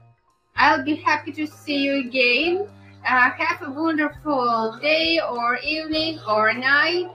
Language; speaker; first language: English; non-native, learner; Russian